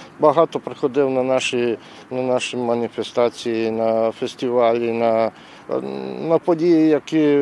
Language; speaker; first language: Ukrainian; early bilingual, heritage; Ukrainian